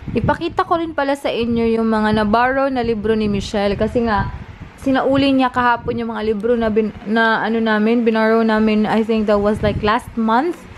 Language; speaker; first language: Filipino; native; Filipino